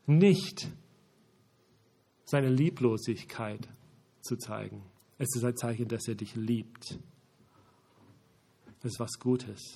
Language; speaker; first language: German; non-native, fluent; English